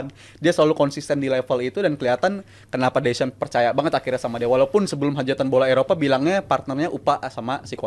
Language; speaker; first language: Indonesian; native; Indonesian